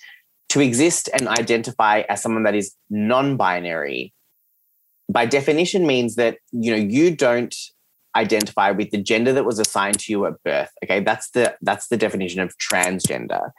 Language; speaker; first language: English; early bilingual, other home language; Serbian